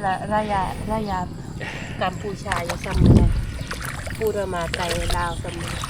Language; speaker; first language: Finnish; non-native, learner; Thai